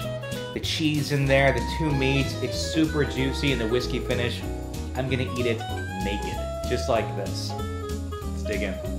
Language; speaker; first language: English; native; English